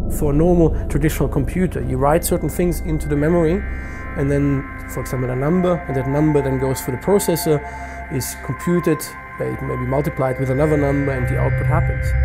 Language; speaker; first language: English; non-native, fluent; German